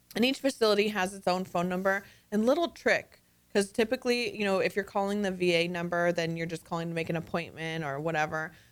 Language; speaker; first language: English; native; English